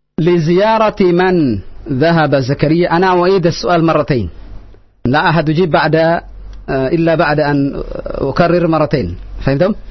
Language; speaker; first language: Arabic; non-native, fluent; Indonesian